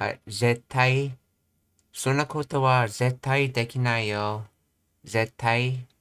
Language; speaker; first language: Japanese; non-native, learner; English